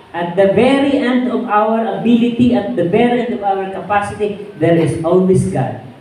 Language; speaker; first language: English; non-native, local second language; Filipino